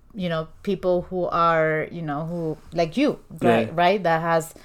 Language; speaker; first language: English; non-native, fluent; Spanish